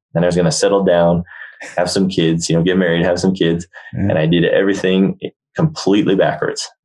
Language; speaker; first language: English; native; English